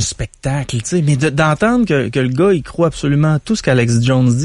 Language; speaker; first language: French; native; French